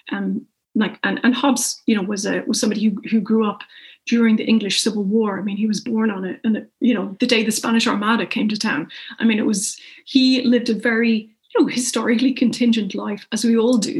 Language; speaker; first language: English; native; English